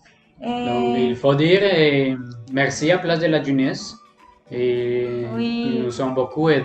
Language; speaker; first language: French; non-native, fluent; Spanish